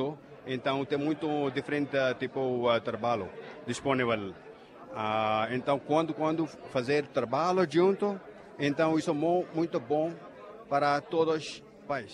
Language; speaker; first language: Portuguese; non-native, learner; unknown